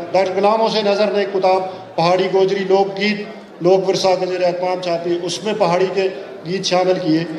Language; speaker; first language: Urdu; non-native, local second language; Pahari-Potwari